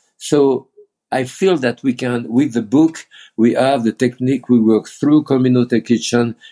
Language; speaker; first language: English; non-native, fluent; French